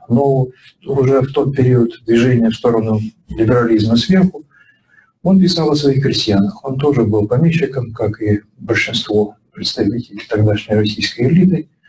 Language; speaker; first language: Russian; native; Russian